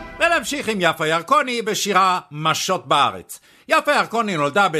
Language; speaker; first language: Hebrew; native; Hebrew